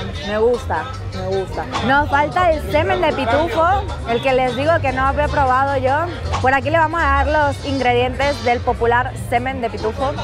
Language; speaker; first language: Spanish; native; Spanish